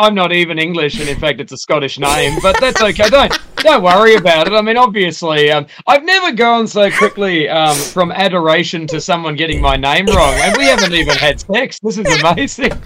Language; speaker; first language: English; native; English